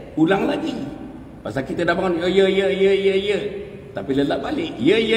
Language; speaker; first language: Malay; native; Malay